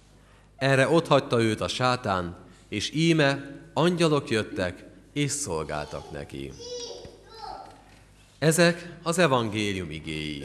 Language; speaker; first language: Hungarian; native; Hungarian